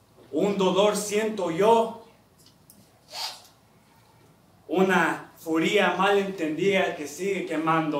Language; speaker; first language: Spanish; early bilingual, heritage; Spanish